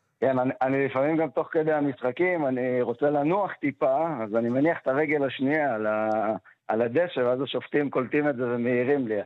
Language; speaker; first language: Hebrew; native; Hebrew